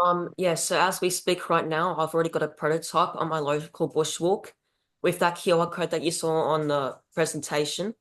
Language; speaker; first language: English; native; English